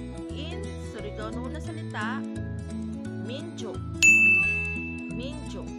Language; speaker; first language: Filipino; non-native, local second language; Surigaonon